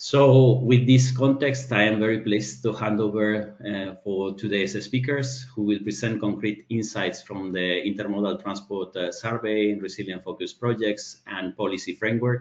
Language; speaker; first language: English; non-native, fluent; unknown